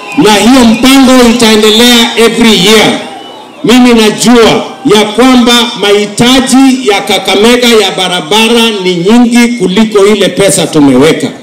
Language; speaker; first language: Swahili; non-native, local second language; Kalenjin